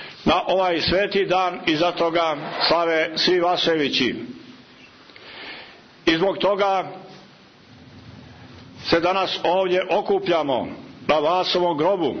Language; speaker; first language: Croatian; native; Croatian